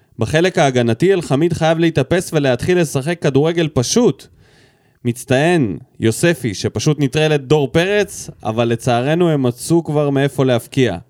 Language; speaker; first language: Hebrew; native; Hebrew